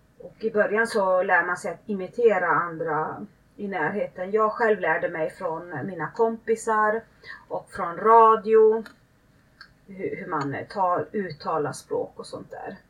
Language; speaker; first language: Swedish; early bilingual, other home language; Finnish